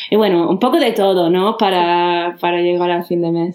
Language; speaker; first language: Spanish; non-native, fluent; English